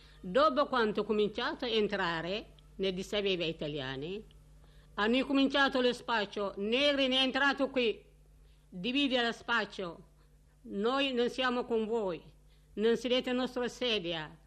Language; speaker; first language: Italian; non-native, learner; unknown